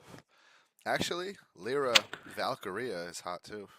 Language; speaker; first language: English; native; English